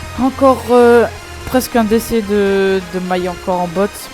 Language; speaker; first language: French; native; French